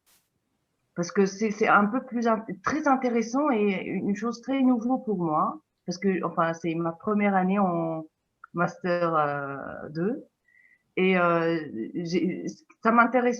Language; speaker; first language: French; non-native, fluent; Turkish